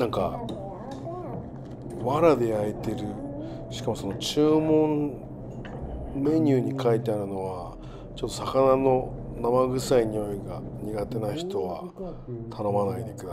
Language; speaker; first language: Japanese; native; Japanese